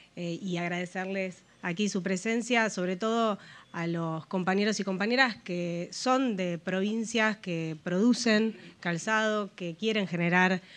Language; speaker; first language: Spanish; native; Spanish